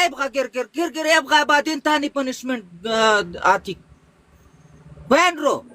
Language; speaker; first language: Arabic; non-native, learner; Pashto